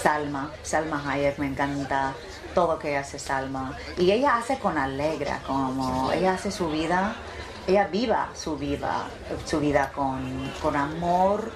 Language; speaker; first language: Spanish; early bilingual, heritage; English